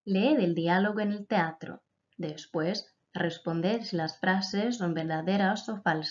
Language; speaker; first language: Spanish; non-native, fluent; Croatian